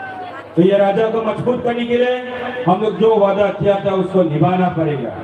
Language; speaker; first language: Hindi; non-native, local second language; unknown